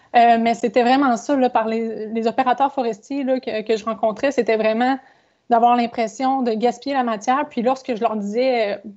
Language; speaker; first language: French; native; French